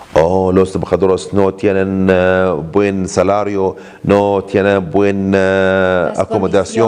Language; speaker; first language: Spanish; non-native, learner; Arabic